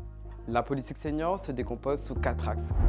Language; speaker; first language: French; non-native, local second language; Réunion Creole French